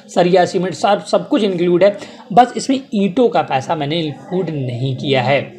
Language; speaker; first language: Hindi; native; Hindi